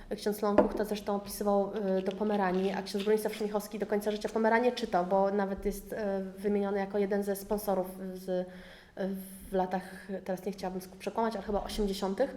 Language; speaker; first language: Polish; native; Polish